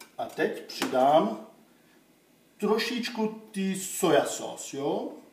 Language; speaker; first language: Czech; non-native, fluent; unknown